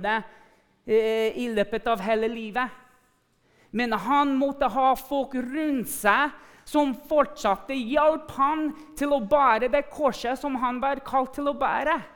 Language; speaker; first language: Norwegian; non-native, fluent; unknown